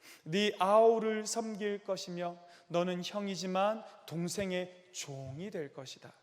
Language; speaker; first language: Korean; native; Korean